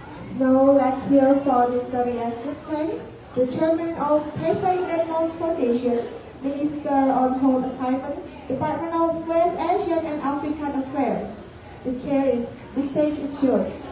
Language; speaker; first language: English; non-native, fluent; Indonesian